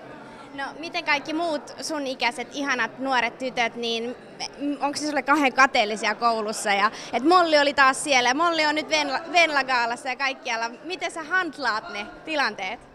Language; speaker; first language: Finnish; native; Finnish